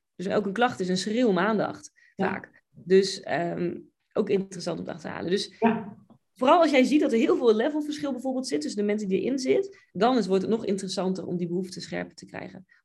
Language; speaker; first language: Dutch; native; Dutch